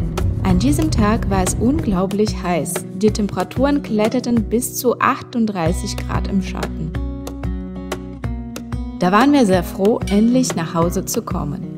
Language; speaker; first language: German; non-native, fluent; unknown